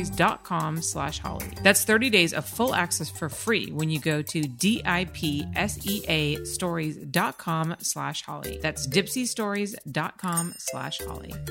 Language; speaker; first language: English; native; English